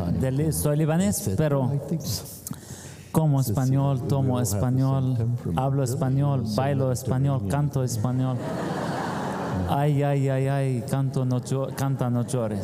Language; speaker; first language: Spanish; non-native, fluent; Arabic